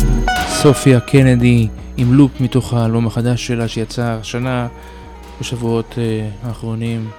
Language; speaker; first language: Hebrew; native; Hebrew